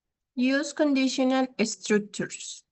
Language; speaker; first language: English; non-native, learner; Spanish